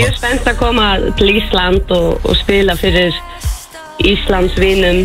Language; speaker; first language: Icelandic; non-native, learner; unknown